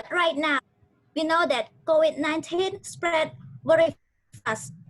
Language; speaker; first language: English; non-native, learner; Khmer